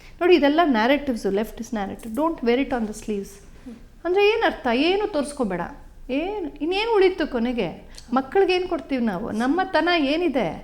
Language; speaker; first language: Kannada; native; Kannada